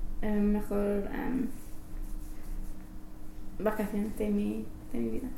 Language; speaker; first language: Spanish; non-native, fluent; English